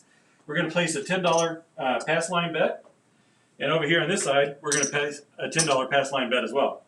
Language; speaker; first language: English; native; English